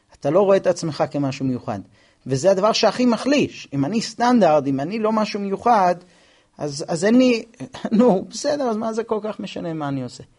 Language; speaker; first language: Hebrew; non-native, fluent; English